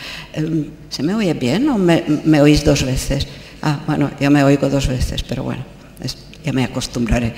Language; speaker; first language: Spanish; non-native, fluent; Czech